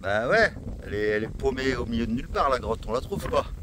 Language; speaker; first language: French; native; French